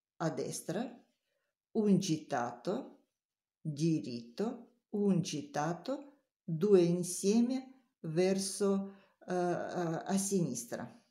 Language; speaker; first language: Italian; non-native, learner; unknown